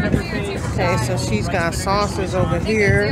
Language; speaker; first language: English; native; English